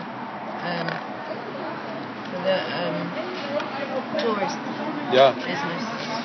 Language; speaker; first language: English; native; English